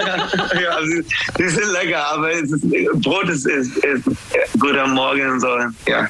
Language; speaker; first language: German; non-native, fluent; English